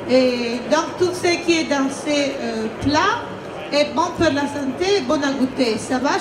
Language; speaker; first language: French; non-native, fluent; Italian